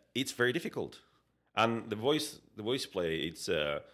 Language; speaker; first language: English; non-native, fluent; Spanish